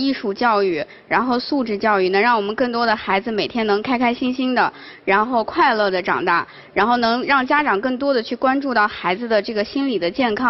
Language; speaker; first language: Chinese; native; Chinese